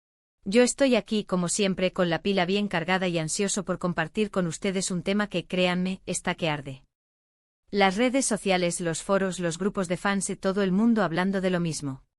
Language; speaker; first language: Spanish; native; Spanish